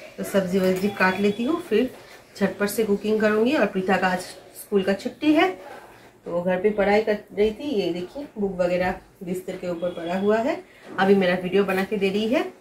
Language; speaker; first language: Hindi; non-native, local second language; Bangla